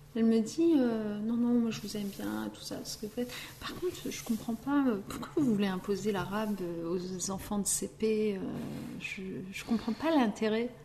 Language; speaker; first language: French; early bilingual, other home language; Riffian